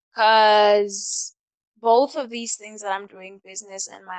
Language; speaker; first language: English; non-native, local second language; Southern Sotho